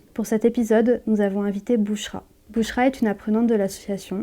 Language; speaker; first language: French; native; French